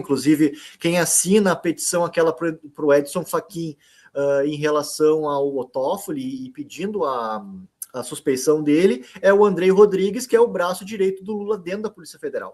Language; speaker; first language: Portuguese; native; Portuguese